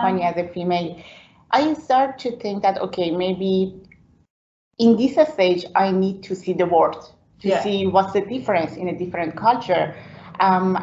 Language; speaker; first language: English; non-native, fluent; Persian